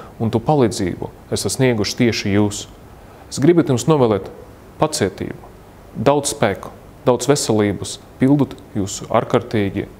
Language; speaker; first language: Latvian; non-native, local second language; Russian